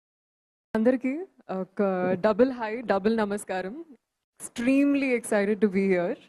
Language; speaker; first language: Telugu; early bilingual, heritage; Telugu